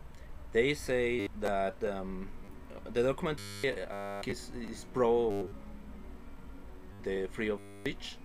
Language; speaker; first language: English; non-native, fluent; Spanish